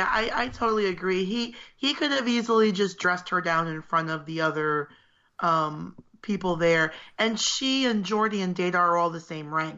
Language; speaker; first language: English; native; English